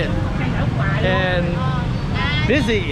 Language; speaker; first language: English; early bilingual, other home language; Vietnamese